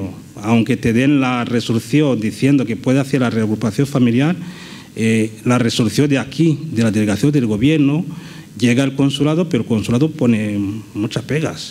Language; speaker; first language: Spanish; non-native, local second language; Kinyarwanda